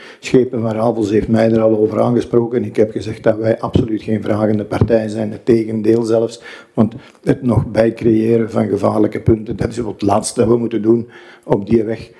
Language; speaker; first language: Dutch; native; Dutch